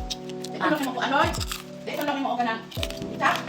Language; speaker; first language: Filipino; non-native, local second language; Cebuano